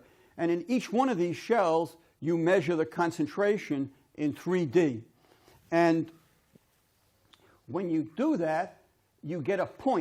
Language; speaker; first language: English; native; English